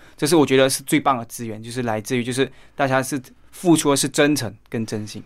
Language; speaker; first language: Chinese; native; Chinese